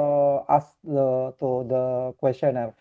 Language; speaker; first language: English; non-native, learner; Indonesian